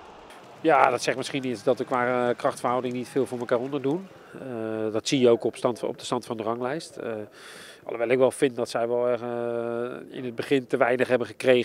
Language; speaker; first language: Dutch; native; Dutch